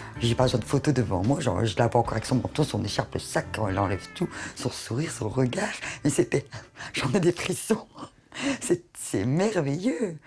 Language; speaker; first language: French; native; French